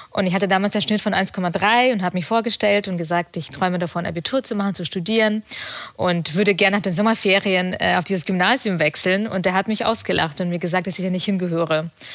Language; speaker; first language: German; early bilingual, other home language; Russian